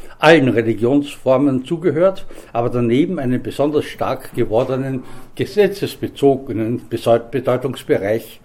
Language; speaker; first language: German; native; German